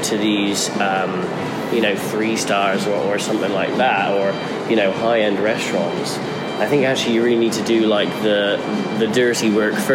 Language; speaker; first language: English; native; English